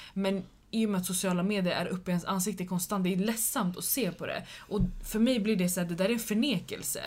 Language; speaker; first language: Swedish; early bilingual, other home language; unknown